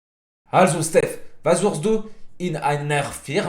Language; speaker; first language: German; non-native, fluent; French